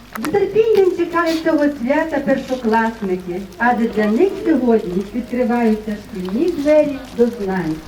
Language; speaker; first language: Ukrainian; native; Ukrainian